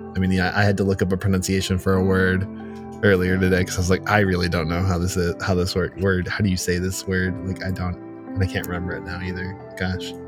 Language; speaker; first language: English; native; English